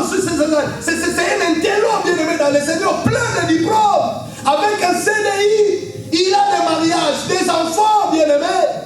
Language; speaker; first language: French; non-native, local second language; Lingala